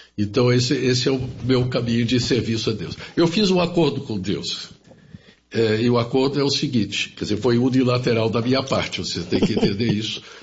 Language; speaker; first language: Portuguese; early bilingual, other home language; German